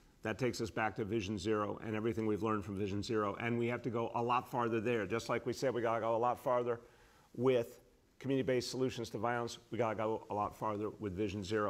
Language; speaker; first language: English; native; English